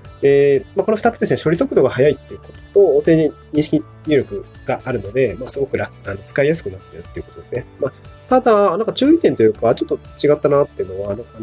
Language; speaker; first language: Japanese; native; Japanese